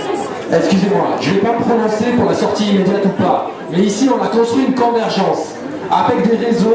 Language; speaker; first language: French; native; French